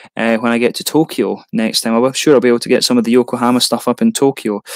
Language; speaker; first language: English; native; English